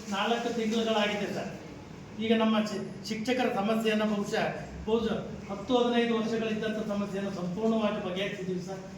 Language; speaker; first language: Kannada; native; Kannada